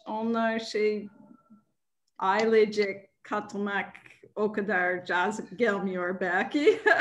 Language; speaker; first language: Turkish; non-native, learner; English